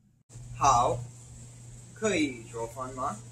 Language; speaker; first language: Chinese; non-native, learner; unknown